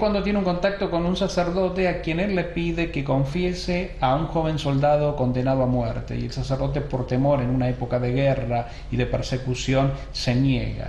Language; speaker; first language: Spanish; native; Spanish